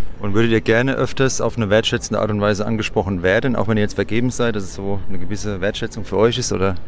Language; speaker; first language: German; native; German